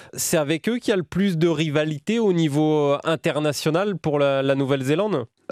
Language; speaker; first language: French; native; French